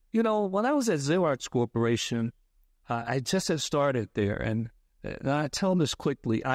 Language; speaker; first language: English; native; English